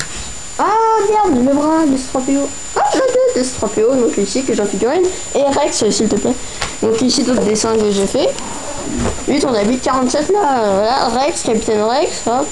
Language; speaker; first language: French; native; French